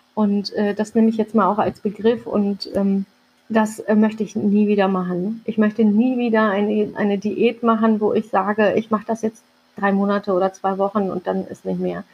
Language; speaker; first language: German; early bilingual, other home language; Turkish